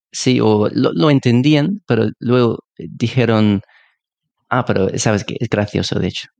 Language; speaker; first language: Spanish; non-native, fluent; English